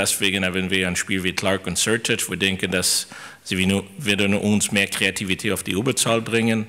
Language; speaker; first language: German; non-native, fluent; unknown